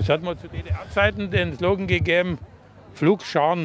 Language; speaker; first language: German; native; German